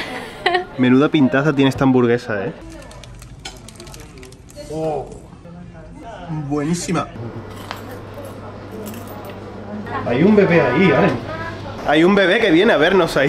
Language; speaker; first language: Spanish; native; Spanish